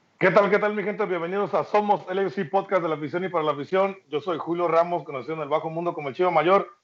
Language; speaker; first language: Spanish; native; Spanish